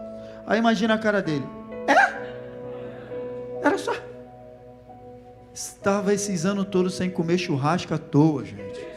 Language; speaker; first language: Portuguese; native; Portuguese